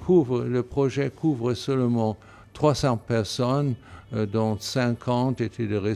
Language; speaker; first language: French; non-native, fluent; German